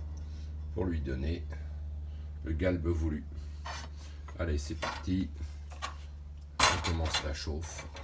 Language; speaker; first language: French; native; French